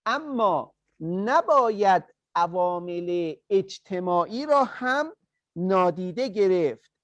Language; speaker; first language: Persian; native; Persian